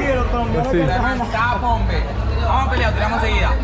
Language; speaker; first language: Spanish; native; Spanish